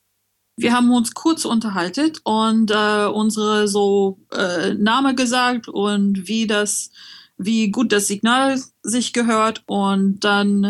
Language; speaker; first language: German; non-native, learner; French